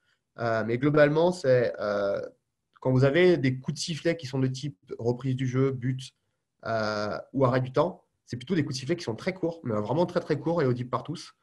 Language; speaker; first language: French; native; French